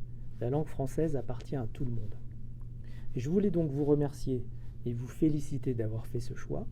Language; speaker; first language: French; native; French